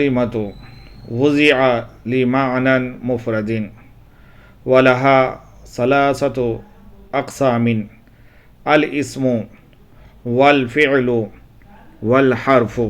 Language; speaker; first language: Arabic; non-native, fluent; Urdu